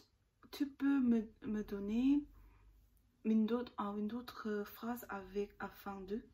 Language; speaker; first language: French; non-native, learner; Korean